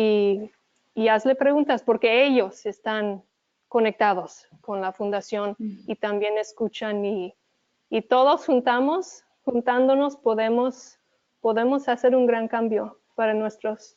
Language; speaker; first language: Spanish; early bilingual, heritage; Spanish